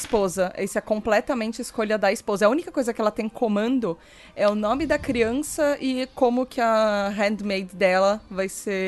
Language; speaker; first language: Portuguese; native; Portuguese